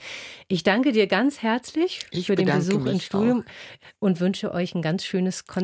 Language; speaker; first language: German; native; German